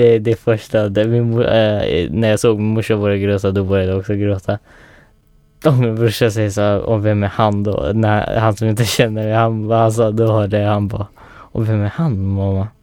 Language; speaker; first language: Swedish; early bilingual, other home language; Persian